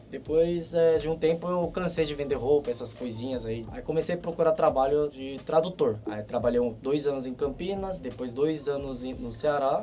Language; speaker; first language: Portuguese; early bilingual, other home language; Korean